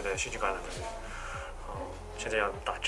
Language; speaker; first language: Chinese; non-native, local second language; Korean